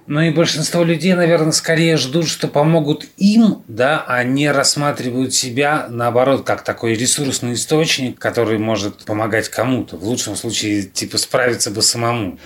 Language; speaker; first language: Russian; native; Russian